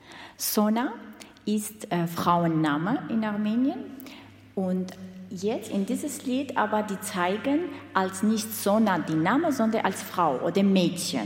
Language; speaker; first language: German; non-native, learner; Armenian